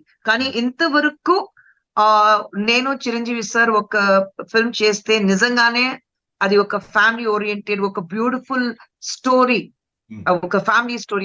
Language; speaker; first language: Telugu; non-native, fluent; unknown